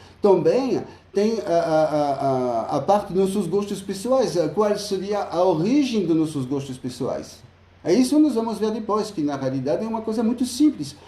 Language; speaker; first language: Portuguese; non-native, fluent; French